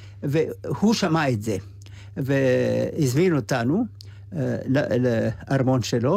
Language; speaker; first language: Hebrew; non-native, fluent; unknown